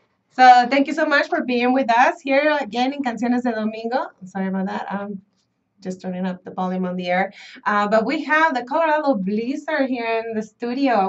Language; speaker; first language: English; early bilingual, other home language; Spanish